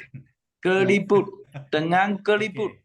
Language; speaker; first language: Indonesian; non-native, learner; Chinese